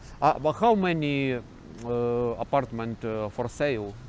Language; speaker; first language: English; non-native, learner; Ukrainian